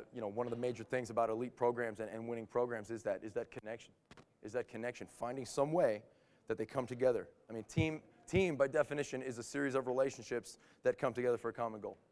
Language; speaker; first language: English; native; English